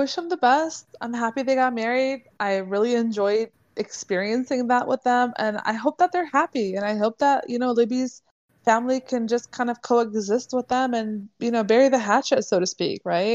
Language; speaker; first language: English; native; English